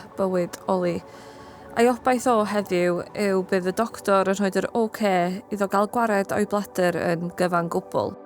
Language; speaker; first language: Welsh; native; Welsh